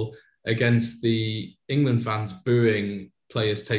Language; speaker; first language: English; native; English